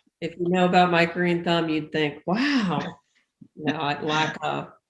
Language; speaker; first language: English; native; English